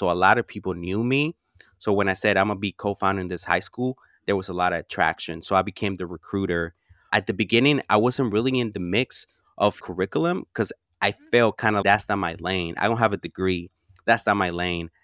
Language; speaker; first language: English; early bilingual, other home language; Spanish